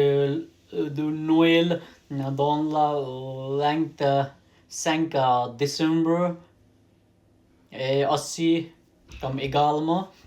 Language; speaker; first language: French; non-native, learner; Nepali